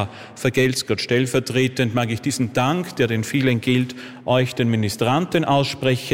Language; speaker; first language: German; native; German